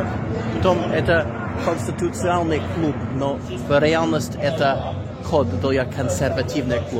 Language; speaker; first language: Russian; non-native, learner; English